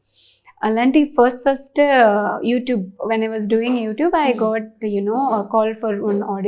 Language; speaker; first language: Telugu; non-native, learner; Tamil